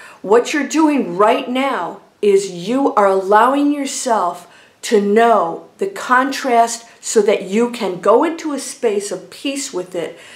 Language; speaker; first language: English; native; English